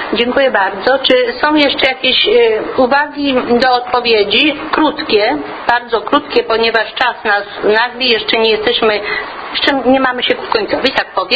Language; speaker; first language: Polish; native; Polish